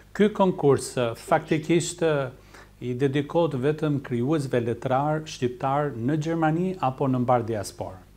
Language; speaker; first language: Albanian; native; Albanian